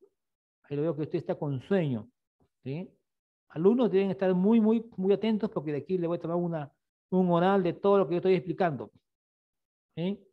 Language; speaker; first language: Spanish; native; Spanish